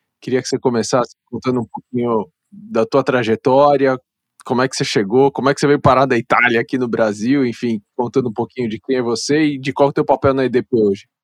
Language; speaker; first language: Portuguese; native; Portuguese